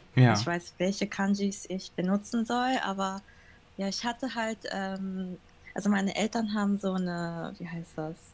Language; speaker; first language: German; early bilingual, other home language; Japanese